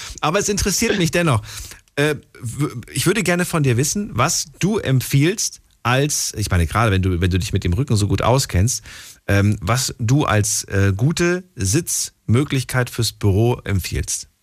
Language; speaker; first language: German; native; German